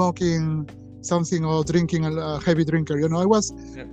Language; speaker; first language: English; non-native, learner; Spanish